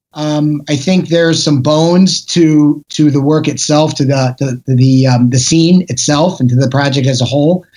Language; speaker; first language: English; native; English